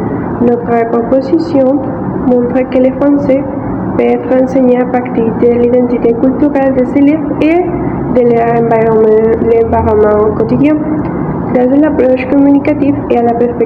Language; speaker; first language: French; non-native, fluent; Spanish